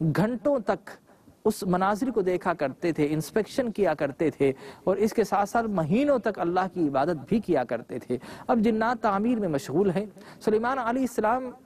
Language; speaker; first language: Urdu; native; Urdu